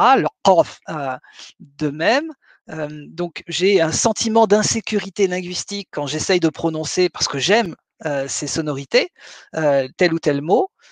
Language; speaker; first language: French; native; French